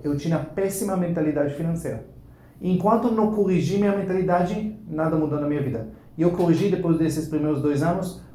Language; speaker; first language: Portuguese; non-native, fluent; Hebrew